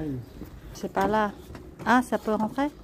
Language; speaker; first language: French; non-native, learner; Vietnamese